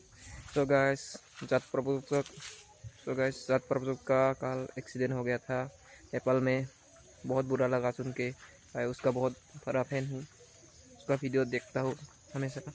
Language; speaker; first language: Hindi; non-native, local second language; Gujarati